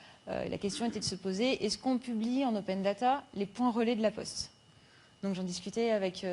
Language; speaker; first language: French; native; French